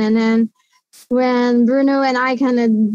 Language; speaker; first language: English; non-native, fluent; French